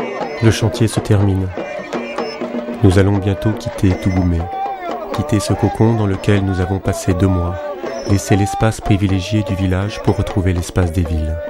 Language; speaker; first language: French; native; French